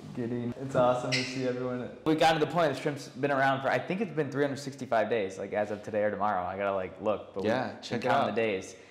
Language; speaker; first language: English; native; English